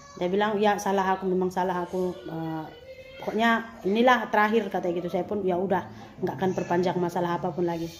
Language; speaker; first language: Indonesian; native; Indonesian